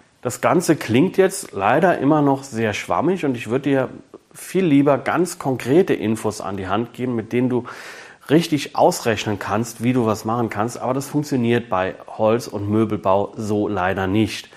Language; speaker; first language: German; native; German